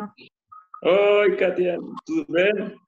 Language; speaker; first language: Portuguese; non-native, learner; Spanish